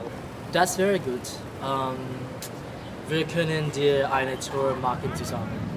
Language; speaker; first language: German; non-native, learner; English